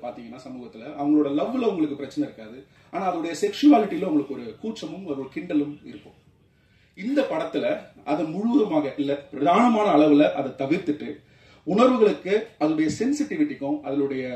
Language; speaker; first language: Tamil; native; Tamil